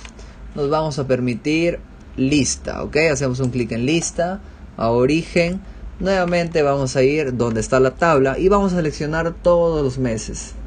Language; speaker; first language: Spanish; native; Spanish